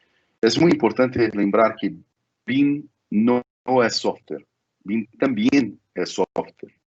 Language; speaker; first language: Spanish; non-native, fluent; Portuguese